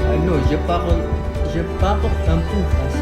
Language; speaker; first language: French; non-native, learner; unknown